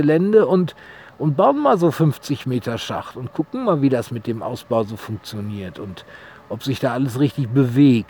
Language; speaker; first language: German; native; German